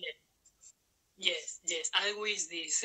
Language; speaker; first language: English; non-native, learner; Spanish